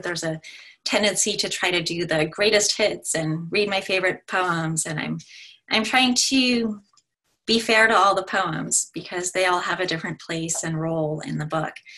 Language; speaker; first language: English; native; English